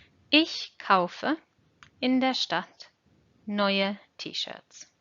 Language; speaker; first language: German; non-native, fluent; English